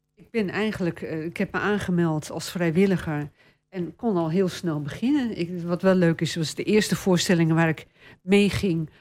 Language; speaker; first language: Dutch; native; Dutch